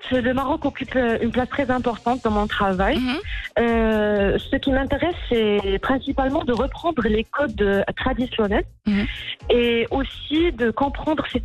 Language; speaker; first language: French; non-native, local second language; Arabic